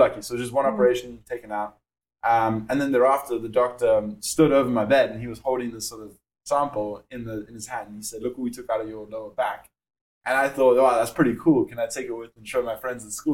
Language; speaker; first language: English; native; English